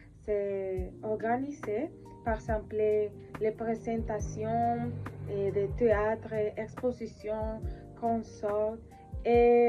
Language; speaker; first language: French; non-native, learner; Spanish